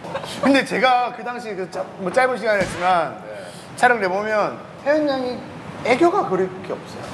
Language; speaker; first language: Korean; native; Korean